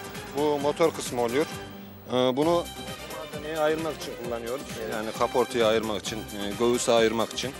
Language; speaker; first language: Turkish; native; Turkish